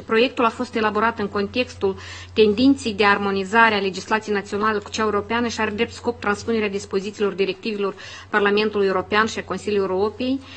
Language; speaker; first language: Romanian; native; Romanian